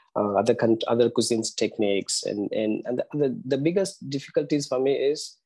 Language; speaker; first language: English; non-native, local second language; Tamil